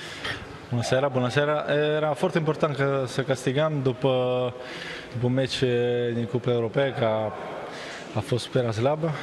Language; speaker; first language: Romanian; non-native, learner; Italian